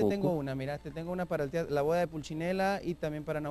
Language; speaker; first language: Spanish; native; Spanish